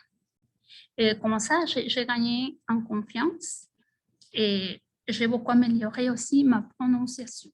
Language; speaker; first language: French; non-native, fluent; Spanish